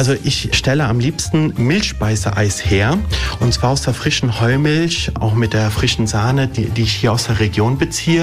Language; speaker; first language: German; early bilingual, other home language; Italian